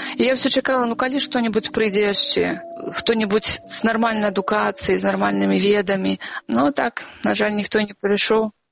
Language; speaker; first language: Belarusian; non-native, local second language; Russian